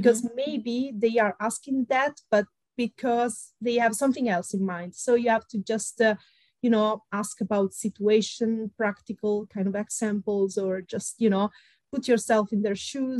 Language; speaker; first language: English; non-native, fluent; Italian